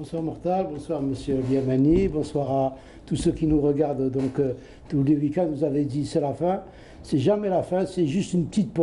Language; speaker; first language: French; non-native, local second language; Arabic